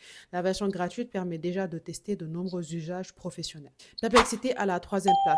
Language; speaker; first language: French; native; French